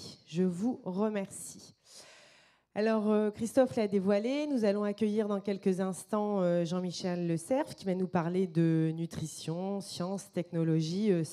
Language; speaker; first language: French; native; French